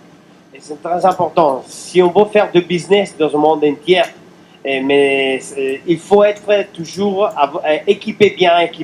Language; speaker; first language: French; non-native, fluent; Italian